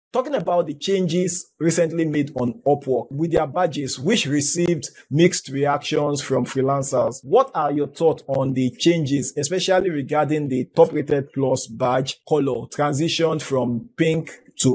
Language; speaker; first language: English; non-native, local second language; Yoruba